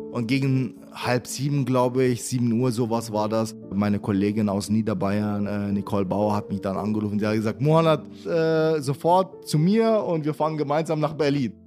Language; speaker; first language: German; early bilingual, other home language; Arabic